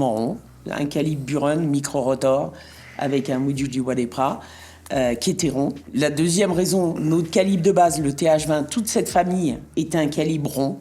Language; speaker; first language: French; native; French